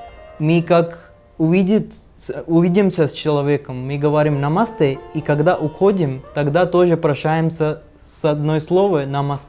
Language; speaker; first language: Russian; non-native, learner; Hindi